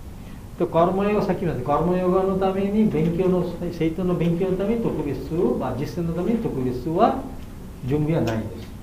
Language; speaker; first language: Japanese; non-native, learner; Bangla